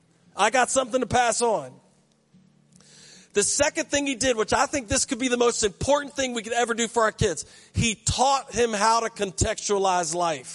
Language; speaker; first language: English; native; English